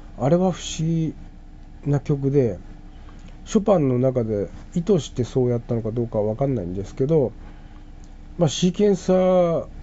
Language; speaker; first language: Japanese; native; Japanese